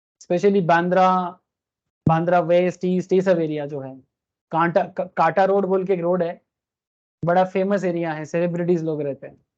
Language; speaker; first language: Hindi; non-native, local second language; Bangla